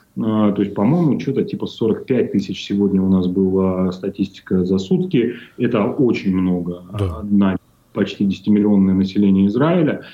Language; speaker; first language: Russian; native; Russian